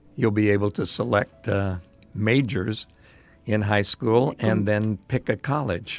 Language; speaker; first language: English; native; English